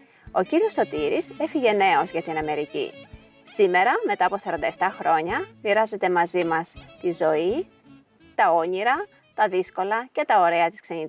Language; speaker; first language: Greek; native; Greek